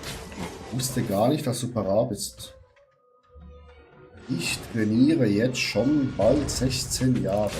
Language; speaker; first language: German; native; German